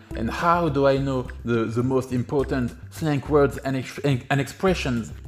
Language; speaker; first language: English; non-native, fluent; French